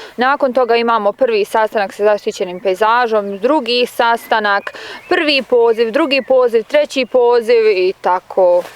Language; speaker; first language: Bosnian; native; Bosnian